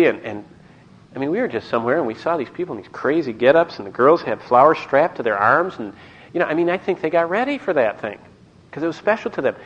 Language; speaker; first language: English; native; English